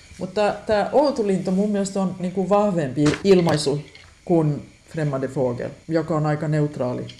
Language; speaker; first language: Finnish; non-native, local second language; Swedish